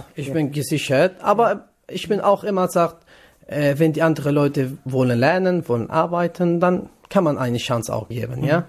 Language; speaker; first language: German; non-native, learner; Kurdish